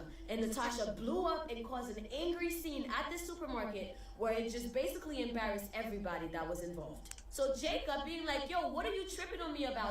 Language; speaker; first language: English; early bilingual, other home language; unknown